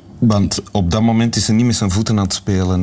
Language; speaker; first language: Dutch; native; Dutch